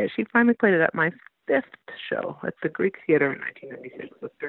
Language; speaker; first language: English; native; English